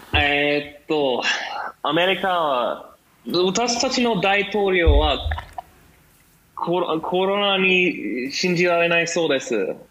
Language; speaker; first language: Japanese; non-native, learner; English